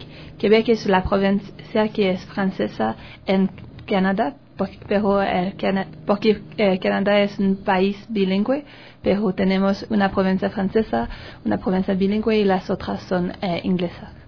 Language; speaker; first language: Spanish; non-native, learner; French